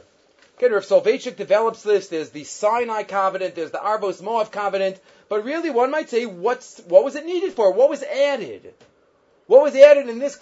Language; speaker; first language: English; native; English